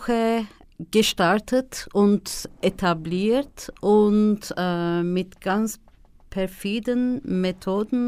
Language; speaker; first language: German; non-native, fluent; Turkish